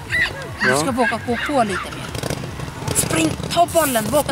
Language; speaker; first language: Swedish; native; Swedish